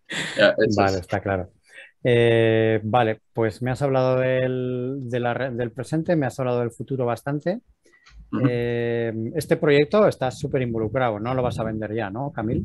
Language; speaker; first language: Spanish; native; Spanish